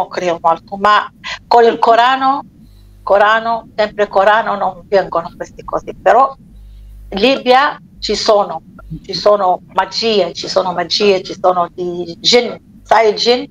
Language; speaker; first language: Italian; non-native, fluent; Arabic